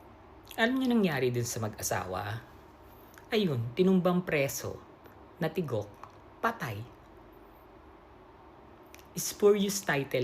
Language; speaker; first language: Filipino; native; Filipino